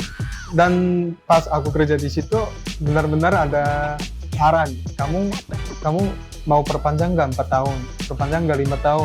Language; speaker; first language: Indonesian; early bilingual, other home language; Korean